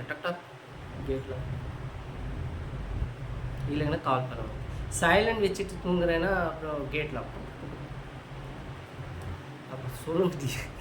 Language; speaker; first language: Tamil; non-native, local second language; Urdu